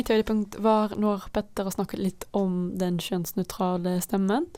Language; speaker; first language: Norwegian; non-native, fluent; Dutch